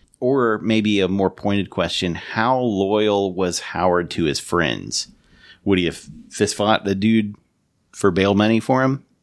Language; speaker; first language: English; native; English